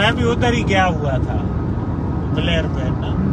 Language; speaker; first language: Hindi; non-native, local second language; Sindhi